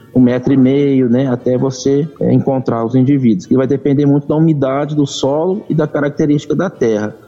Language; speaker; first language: Portuguese; native; Portuguese